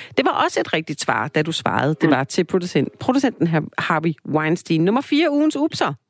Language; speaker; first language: Danish; native; Danish